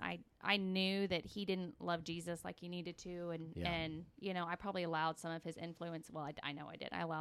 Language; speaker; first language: English; native; English